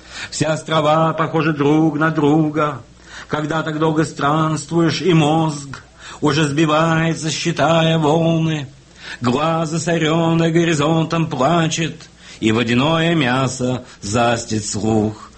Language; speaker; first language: Russian; native; Russian